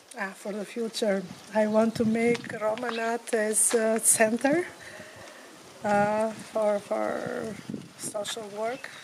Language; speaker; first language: English; non-native, fluent; Albanian